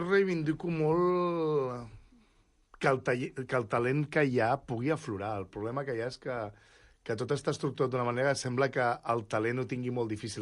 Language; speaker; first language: Catalan; native; Catalan